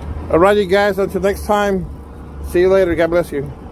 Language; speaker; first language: English; early bilingual, other home language; Spanish